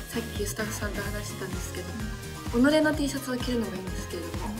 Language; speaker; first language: Japanese; native; Japanese